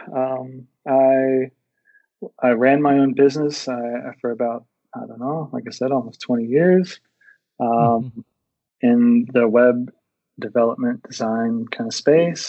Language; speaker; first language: English; native; English